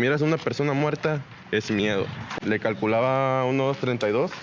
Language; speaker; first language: Spanish; native; Spanish